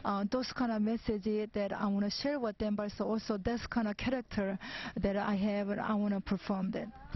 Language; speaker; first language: English; non-native, fluent; Korean